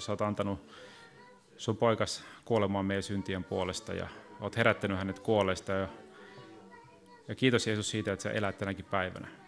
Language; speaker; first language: Finnish; native; Finnish